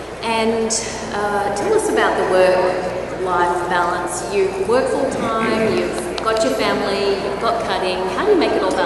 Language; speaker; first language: English; native; English